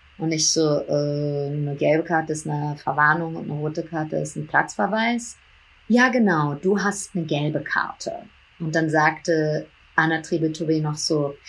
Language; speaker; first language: German; early bilingual, heritage; German